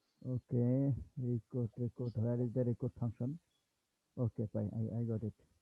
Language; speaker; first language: English; non-native, local second language; Bangla